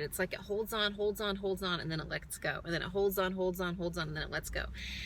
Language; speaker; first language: English; native; English